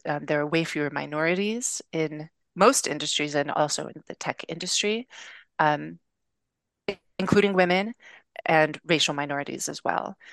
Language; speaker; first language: English; native; English